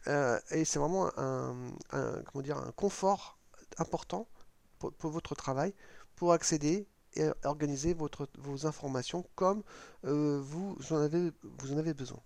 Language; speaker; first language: French; native; French